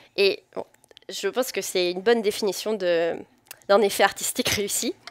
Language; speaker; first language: French; native; French